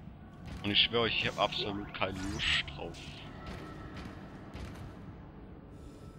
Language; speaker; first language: German; native; German